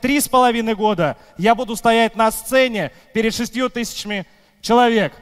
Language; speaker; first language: Russian; native; Russian